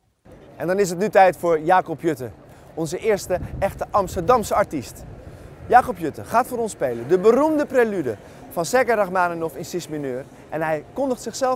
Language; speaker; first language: Dutch; native; Dutch